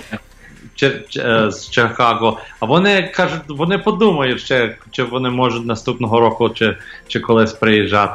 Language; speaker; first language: Ukrainian; early bilingual, heritage; English